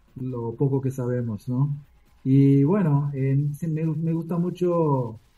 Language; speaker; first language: Spanish; early bilingual, heritage; Spanish